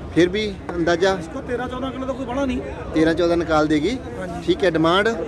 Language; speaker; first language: Hindi; non-native, local second language; Punjabi